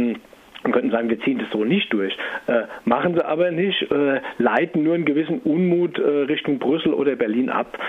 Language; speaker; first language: German; native; German